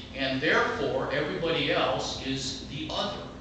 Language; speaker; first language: English; native; English